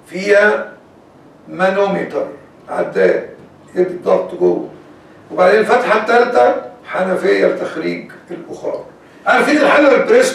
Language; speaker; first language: Arabic; native; Arabic